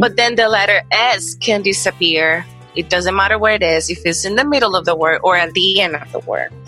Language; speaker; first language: English; non-native, fluent; Spanish